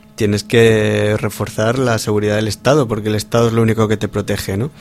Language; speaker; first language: Spanish; non-native, local second language; Catalan